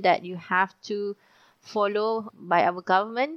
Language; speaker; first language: English; non-native, local second language; Malay